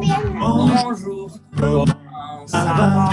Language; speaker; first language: French; non-native, fluent; Spanish